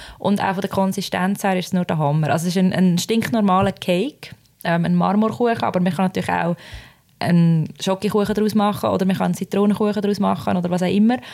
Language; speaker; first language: German; native; German